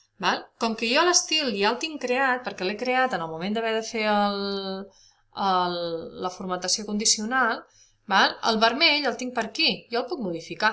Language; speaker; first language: Catalan; native; Catalan